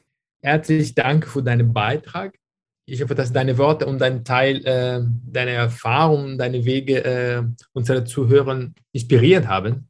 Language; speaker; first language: German; non-native, fluent; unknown